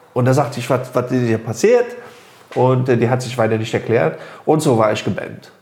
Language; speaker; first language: German; non-native, local second language; Luxembourgish